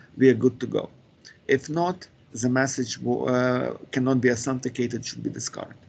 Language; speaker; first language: English; non-native, fluent; Ukrainian